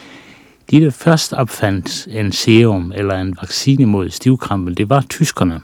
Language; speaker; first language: Danish; native; Danish